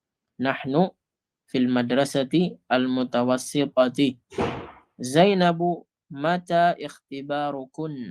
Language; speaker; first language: Arabic; non-native, fluent; Filipino